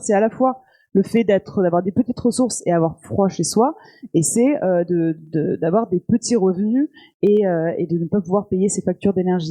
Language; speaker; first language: French; native; French